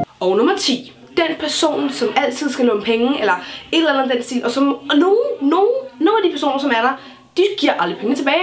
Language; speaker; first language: Danish; native; Danish